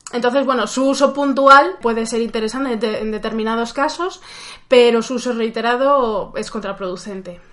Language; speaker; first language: Spanish; native; Spanish